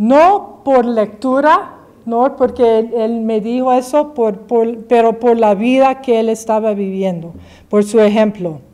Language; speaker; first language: Spanish; early bilingual, heritage; English